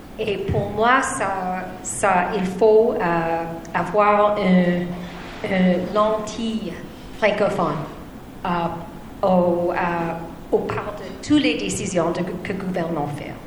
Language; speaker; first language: French; non-native, learner; English